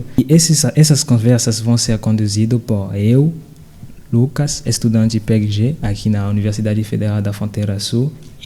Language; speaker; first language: Portuguese; non-native, fluent; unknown